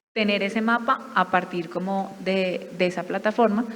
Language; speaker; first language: Spanish; native; Spanish